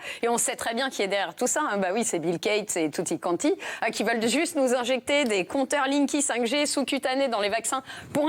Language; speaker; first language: French; native; French